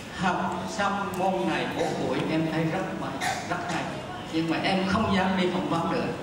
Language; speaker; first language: Vietnamese; native; Vietnamese